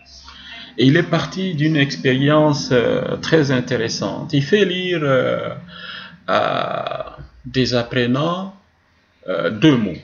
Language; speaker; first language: French; non-native, local second language; Swahili